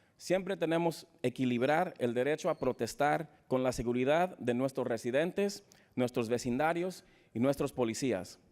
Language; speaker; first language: Spanish; early bilingual, heritage; Spanish